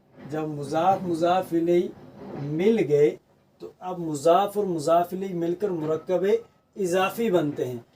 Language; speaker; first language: Urdu; native; Urdu